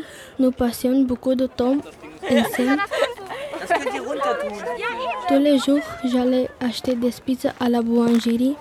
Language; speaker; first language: French; early bilingual, other home language; Bulgarian